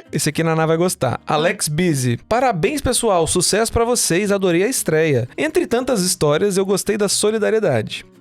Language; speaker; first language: Portuguese; native; Portuguese